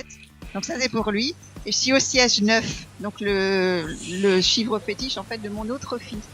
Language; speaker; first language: French; native; French